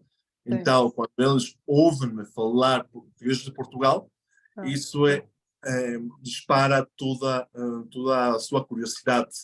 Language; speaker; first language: Portuguese; non-native, fluent; Spanish